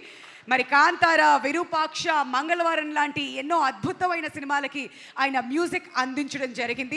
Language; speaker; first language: Telugu; native; Telugu